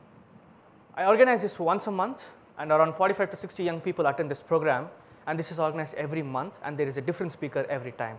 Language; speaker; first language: English; non-native, local second language; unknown